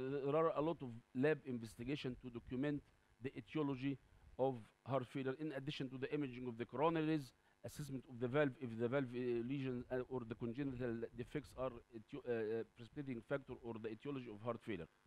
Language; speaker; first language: English; non-native, fluent; Arabic